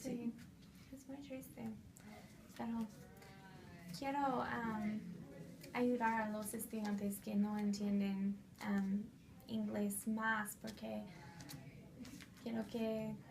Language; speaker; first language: Spanish; non-native, fluent; English